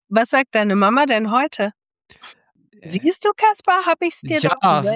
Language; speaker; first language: German; native; German